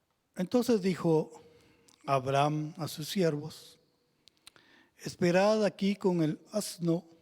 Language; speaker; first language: Spanish; native; Spanish